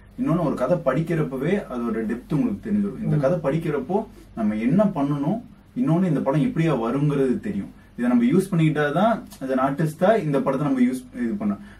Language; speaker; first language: Tamil; native; Tamil